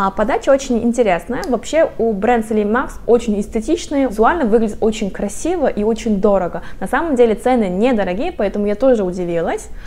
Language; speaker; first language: Russian; non-native, fluent; Korean